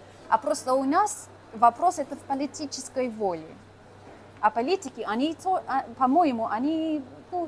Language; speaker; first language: Russian; non-native, fluent; English